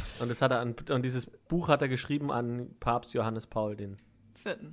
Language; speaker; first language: German; native; German